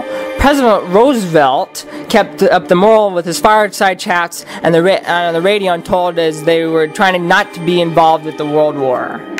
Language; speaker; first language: English; native; English